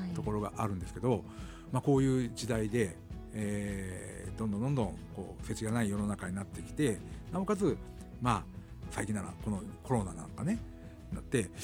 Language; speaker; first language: Japanese; native; Japanese